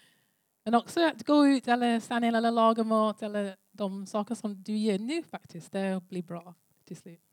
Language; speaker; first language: Swedish; non-native, learner; English